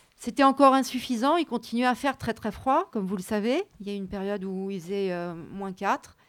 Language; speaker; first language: French; native; French